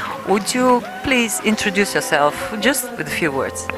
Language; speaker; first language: English; non-native, fluent; Bulgarian